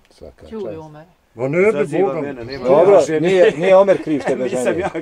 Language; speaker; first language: Bosnian; native; Bosnian